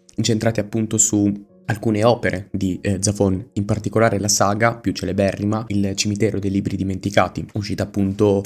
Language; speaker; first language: Italian; native; Italian